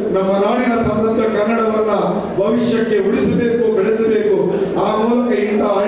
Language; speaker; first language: Kannada; non-native, local second language; Tulu